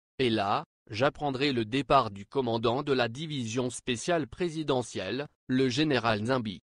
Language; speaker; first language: French; non-native, local second language; Lingala